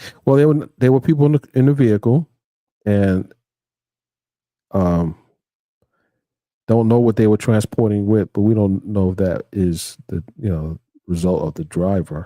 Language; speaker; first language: English; native; English